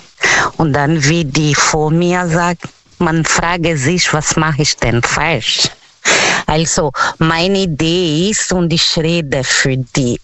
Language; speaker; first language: German; non-native, learner; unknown